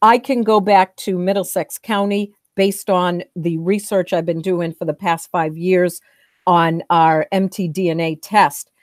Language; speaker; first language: English; native; English